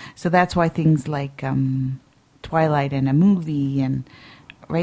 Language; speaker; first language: English; native; English